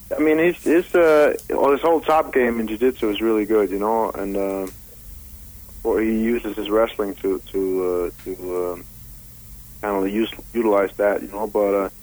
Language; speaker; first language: English; non-native, fluent; Danish